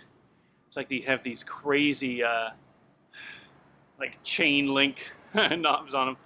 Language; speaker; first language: English; native; English